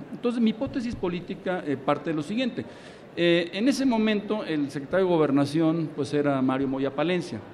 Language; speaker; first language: Spanish; native; Spanish